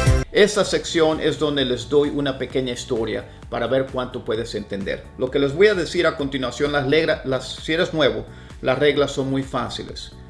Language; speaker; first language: Spanish; native; Spanish